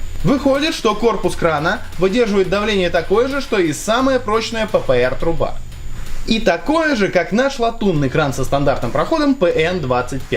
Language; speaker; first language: Russian; native; Russian